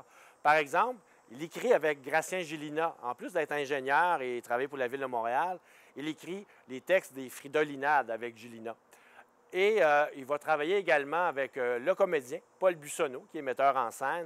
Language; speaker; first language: French; native; French